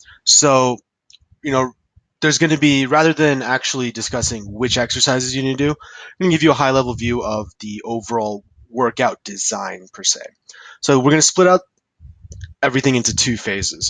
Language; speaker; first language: English; native; English